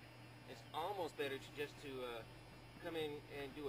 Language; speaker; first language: English; native; English